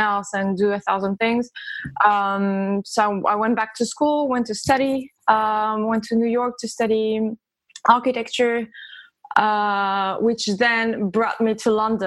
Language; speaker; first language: English; early bilingual, other home language; French